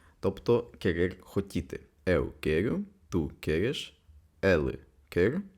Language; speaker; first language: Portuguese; non-native, fluent; Ukrainian